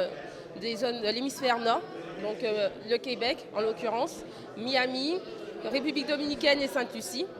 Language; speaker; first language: French; native; French